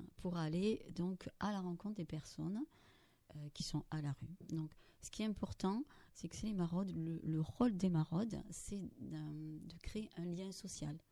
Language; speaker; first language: French; native; French